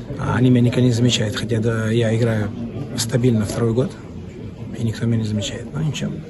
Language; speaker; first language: Russian; early bilingual, other home language; Georgian